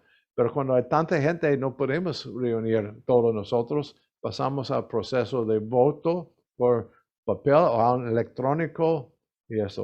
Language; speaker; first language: Spanish; non-native, learner; English